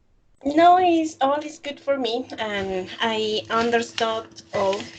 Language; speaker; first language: English; non-native, learner; Spanish